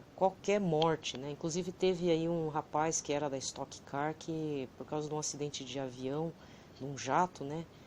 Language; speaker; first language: Portuguese; native; Portuguese